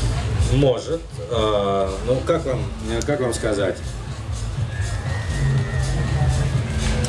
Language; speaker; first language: Russian; native; Russian